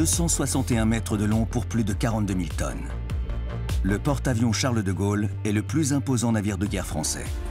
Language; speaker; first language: French; native; French